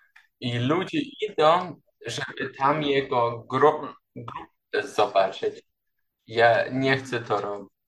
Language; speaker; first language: Polish; non-native, learner; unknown